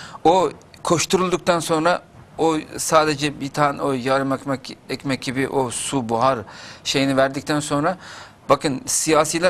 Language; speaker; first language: Turkish; non-native, fluent; Uyghur